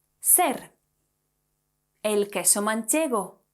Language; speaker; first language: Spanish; non-native, fluent; Polish